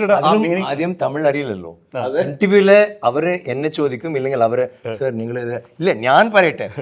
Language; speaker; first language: Malayalam; non-native, fluent; Tamil